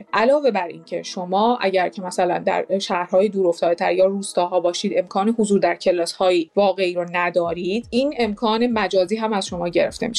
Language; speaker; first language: Persian; native; Persian